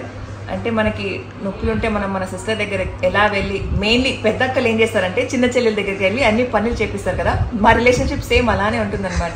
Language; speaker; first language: Telugu; native; Telugu